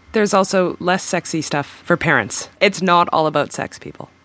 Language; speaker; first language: English; native; English